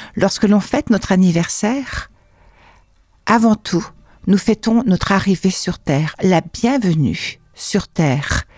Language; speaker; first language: French; native; French